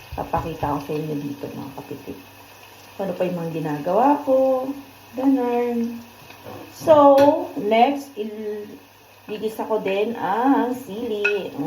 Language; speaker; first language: Filipino; non-native, local second language; Cebuano